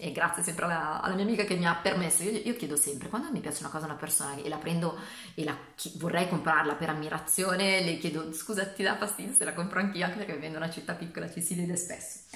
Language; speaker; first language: Italian; native; Italian